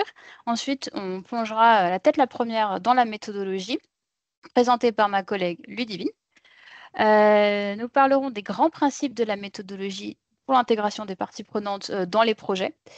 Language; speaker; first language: French; native; French